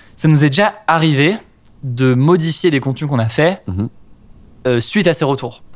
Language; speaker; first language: French; native; French